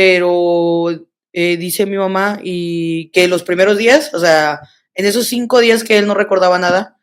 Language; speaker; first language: Spanish; native; Spanish